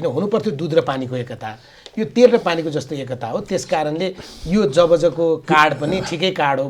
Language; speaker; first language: Nepali; native; Nepali